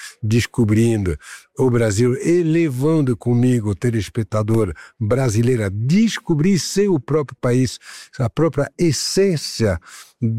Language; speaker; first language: Portuguese; non-native, fluent; French